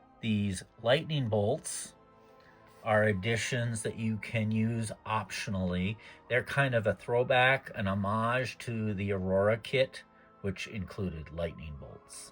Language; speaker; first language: English; native; English